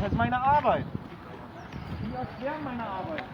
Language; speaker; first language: German; native; German